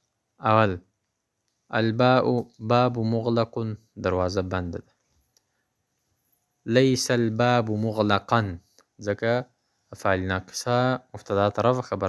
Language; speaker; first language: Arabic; non-native, fluent; Pashto